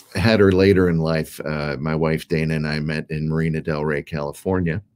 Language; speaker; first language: English; native; English